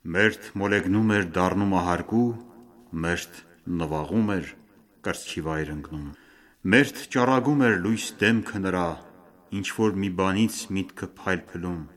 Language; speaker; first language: Armenian; early bilingual, heritage; Armenian